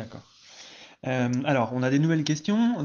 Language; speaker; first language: French; native; French